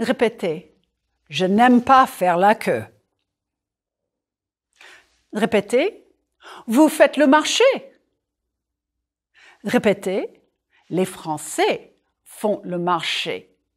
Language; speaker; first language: French; non-native, fluent; English